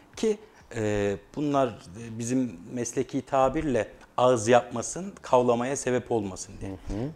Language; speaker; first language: Turkish; native; Turkish